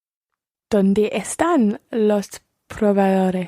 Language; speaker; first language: Spanish; non-native, learner; English